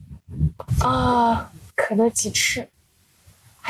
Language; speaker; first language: Chinese; early bilingual, other home language; English